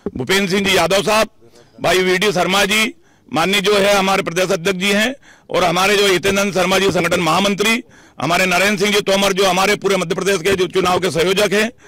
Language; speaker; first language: Hindi; native; Hindi